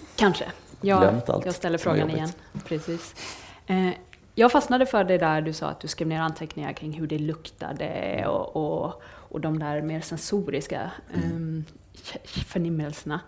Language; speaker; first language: Swedish; native; Swedish